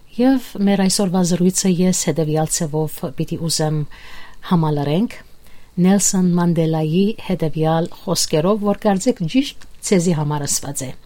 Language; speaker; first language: Armenian; native; Armenian